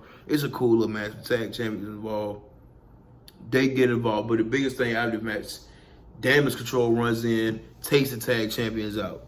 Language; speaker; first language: English; native; English